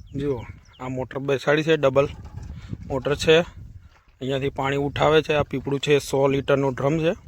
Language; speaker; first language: Gujarati; non-native, local second language; Kachhi